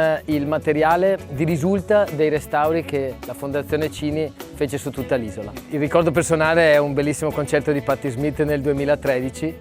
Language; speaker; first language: Italian; native; Italian